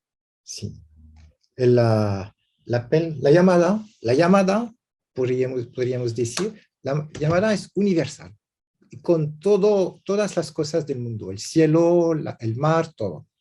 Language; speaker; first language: Spanish; non-native, learner; French